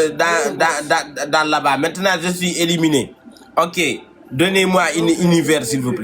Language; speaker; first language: French; non-native, local second language; Wolof